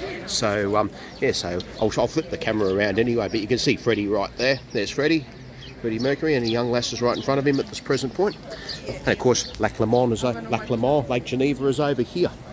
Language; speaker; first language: English; native; English